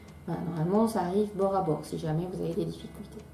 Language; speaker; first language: French; native; French